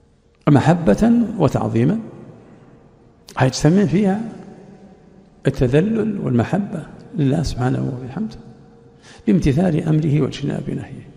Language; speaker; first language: Arabic; native; Arabic